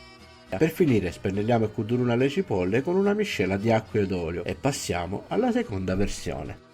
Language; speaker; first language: Italian; native; Italian